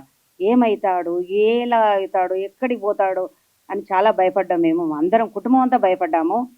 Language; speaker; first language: Telugu; native; Telugu